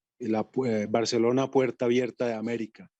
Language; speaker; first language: Spanish; native; Spanish